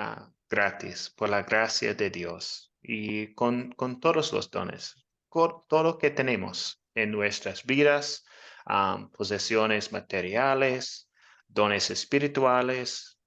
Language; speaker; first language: Spanish; non-native, fluent; English